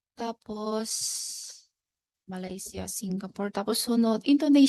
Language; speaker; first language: Filipino; non-native, learner; Chinese